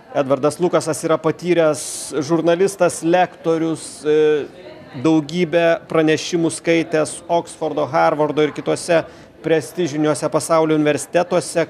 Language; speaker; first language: Lithuanian; native; Lithuanian